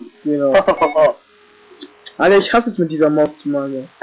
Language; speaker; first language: German; native; German